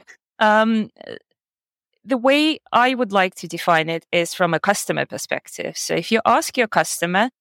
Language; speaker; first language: English; non-native, fluent; Russian